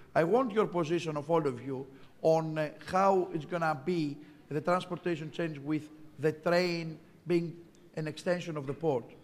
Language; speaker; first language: English; non-native, fluent; Greek